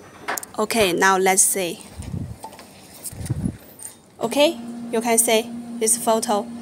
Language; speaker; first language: English; non-native, learner; Chinese